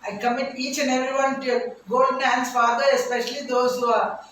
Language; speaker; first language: English; non-native, local second language; Tamil